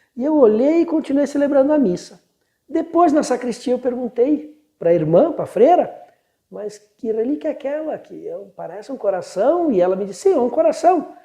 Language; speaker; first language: Portuguese; native; Portuguese